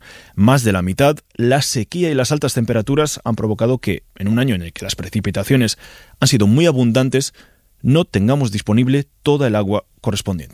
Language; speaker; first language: Spanish; native; Spanish